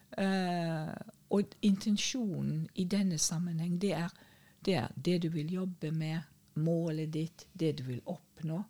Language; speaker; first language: Norwegian; native; Norwegian